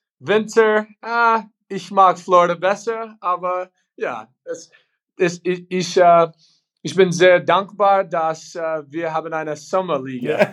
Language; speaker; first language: German; non-native, learner; English